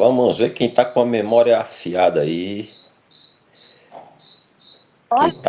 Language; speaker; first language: Portuguese; native; Portuguese